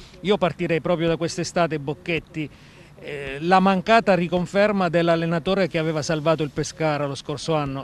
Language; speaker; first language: Italian; native; Italian